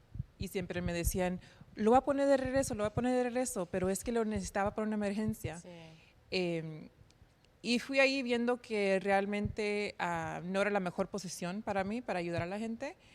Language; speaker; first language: Spanish; early bilingual, heritage; Spanish